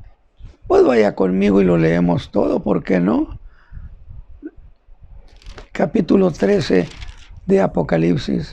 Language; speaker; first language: Spanish; native; Spanish